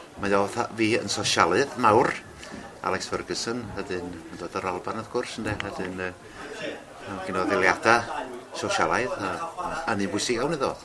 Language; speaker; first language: Welsh; native; Welsh